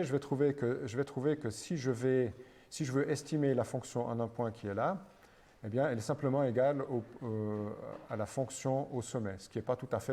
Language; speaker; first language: French; native; French